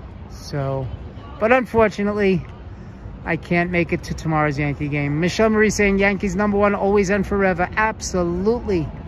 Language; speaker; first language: English; native; English